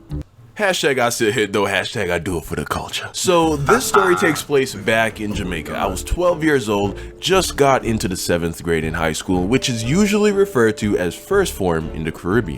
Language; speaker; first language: English; native; English